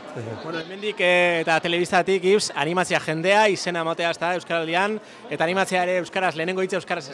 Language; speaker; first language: Basque; native; Basque